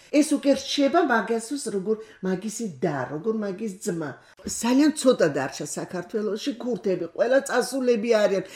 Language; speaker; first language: Georgian; non-native, local second language; Kurdish